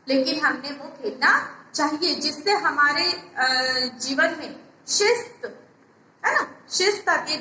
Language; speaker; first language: Hindi; non-native, local second language; Marathi